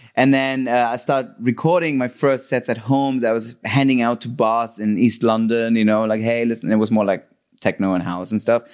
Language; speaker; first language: English; non-native, fluent; German